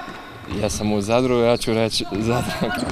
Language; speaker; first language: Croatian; early bilingual, heritage; English